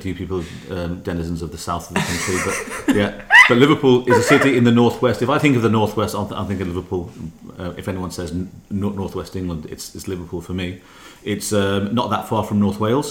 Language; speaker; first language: English; native; English